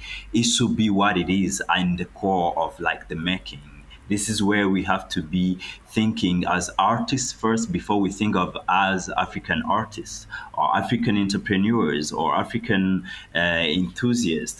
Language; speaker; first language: English; non-native, local second language; Kinyarwanda